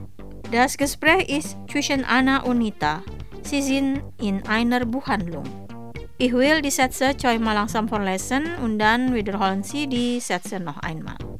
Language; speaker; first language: German; non-native, learner; Indonesian